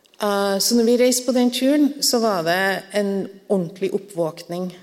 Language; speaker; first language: Norwegian; native; Norwegian